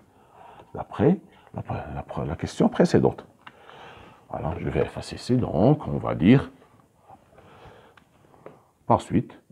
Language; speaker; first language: French; non-native, local second language; Arabic